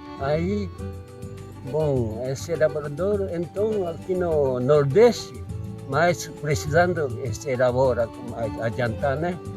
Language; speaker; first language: Portuguese; non-native, learner; Japanese